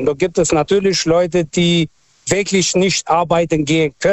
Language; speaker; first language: German; non-native, fluent; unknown